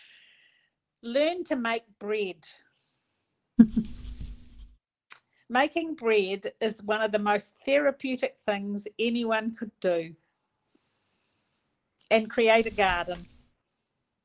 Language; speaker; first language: English; native; English